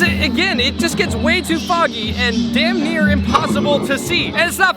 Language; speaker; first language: English; native; English